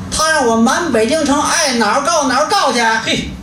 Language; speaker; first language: Chinese; native; Chinese